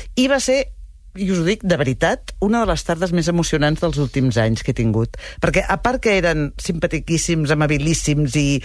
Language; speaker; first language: Catalan; native; Catalan